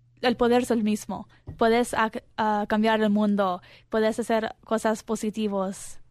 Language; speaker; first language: Spanish; early bilingual, heritage; Spanish